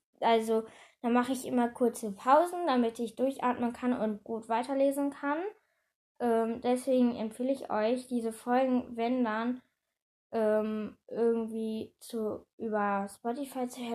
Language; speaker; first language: German; native; German